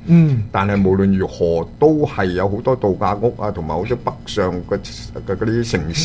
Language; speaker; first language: Chinese; native; Chinese